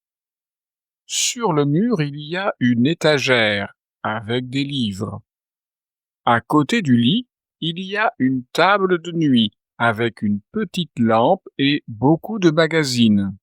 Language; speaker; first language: French; native; French